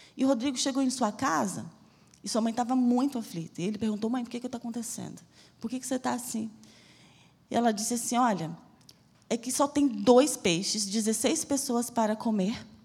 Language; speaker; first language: Portuguese; native; Portuguese